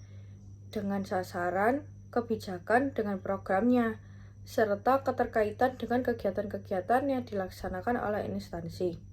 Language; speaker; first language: Indonesian; native; Indonesian